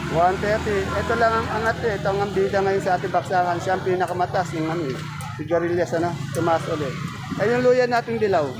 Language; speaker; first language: Filipino; native; Filipino